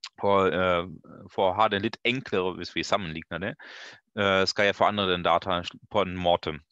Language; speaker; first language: Norwegian; non-native, learner; German